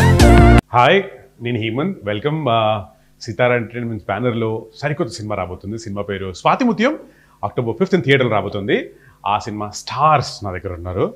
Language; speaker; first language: Telugu; native; Telugu